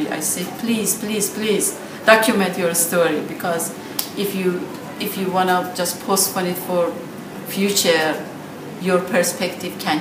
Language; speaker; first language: English; non-native, fluent; Persian